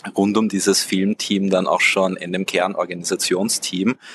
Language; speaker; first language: German; native; German